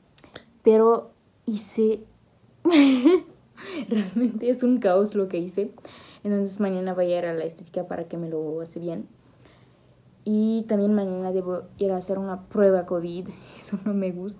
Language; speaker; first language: Spanish; non-native, learner; French